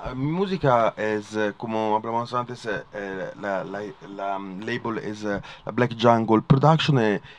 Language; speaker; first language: Spanish; non-native, learner; Italian